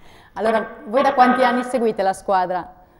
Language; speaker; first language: Italian; native; Italian